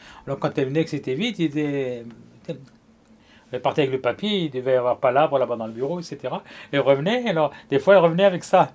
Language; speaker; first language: French; native; French